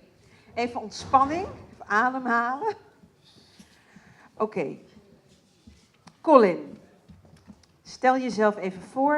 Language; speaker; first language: Dutch; native; Dutch